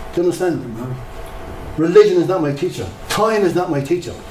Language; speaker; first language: English; native; English